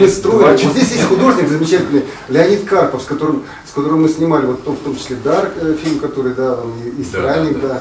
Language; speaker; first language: Russian; native; Russian